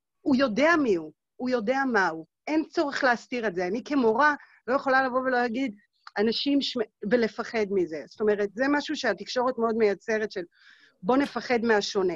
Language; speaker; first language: Hebrew; native; Hebrew